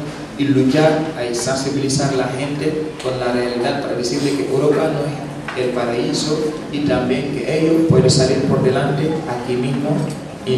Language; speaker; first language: Spanish; non-native, fluent; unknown